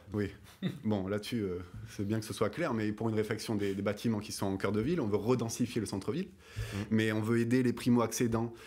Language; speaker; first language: French; native; French